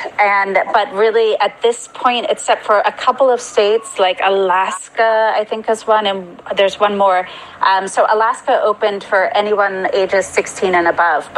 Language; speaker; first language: English; native; English